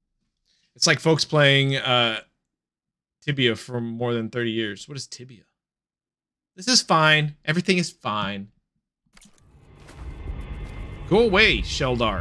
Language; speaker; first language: English; native; English